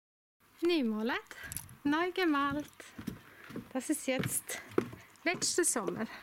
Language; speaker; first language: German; non-native, learner; Swedish